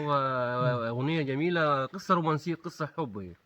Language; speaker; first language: Arabic; native; Arabic